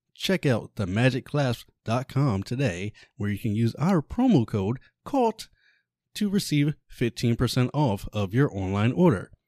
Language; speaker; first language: English; native; English